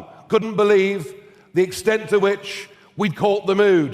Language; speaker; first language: English; native; English